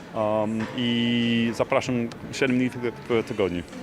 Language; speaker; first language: Polish; non-native, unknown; English